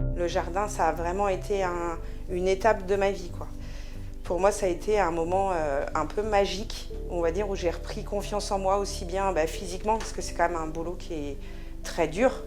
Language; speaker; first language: French; native; French